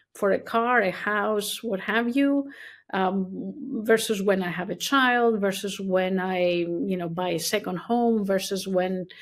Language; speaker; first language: English; non-native, fluent; Greek